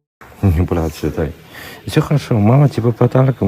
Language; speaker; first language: Russian; non-native, learner; Chinese